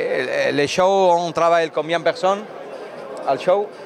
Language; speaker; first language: French; non-native, learner; Spanish